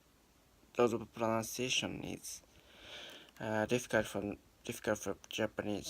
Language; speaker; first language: English; non-native, learner; Japanese